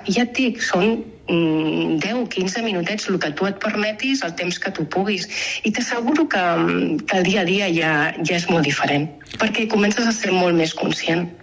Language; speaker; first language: Catalan; native; Catalan